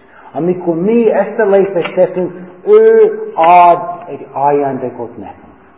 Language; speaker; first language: Hungarian; non-native, learner; English